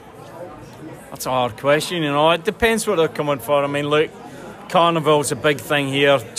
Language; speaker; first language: English; native; English